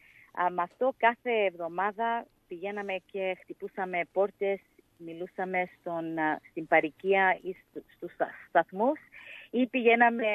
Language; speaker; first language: Greek; early bilingual, heritage; English